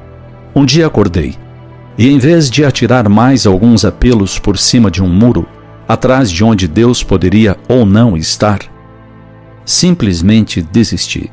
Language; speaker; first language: Portuguese; native; Portuguese